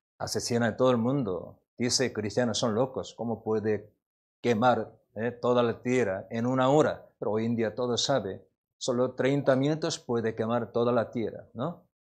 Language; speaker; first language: Spanish; non-native, learner; Korean